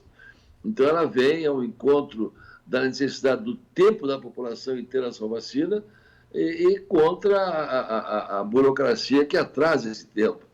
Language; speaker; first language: Portuguese; native; Portuguese